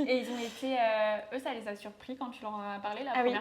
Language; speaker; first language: French; native; French